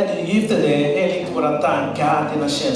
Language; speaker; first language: Swedish; non-native, learner; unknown